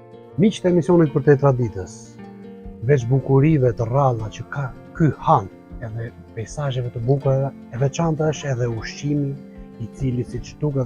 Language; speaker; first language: Albanian; native; Albanian